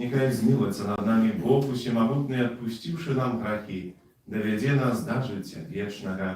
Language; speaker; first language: Polish; non-native, learner; Russian